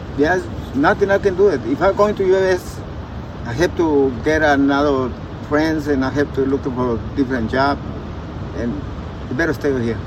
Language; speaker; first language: English; non-native, learner; Spanish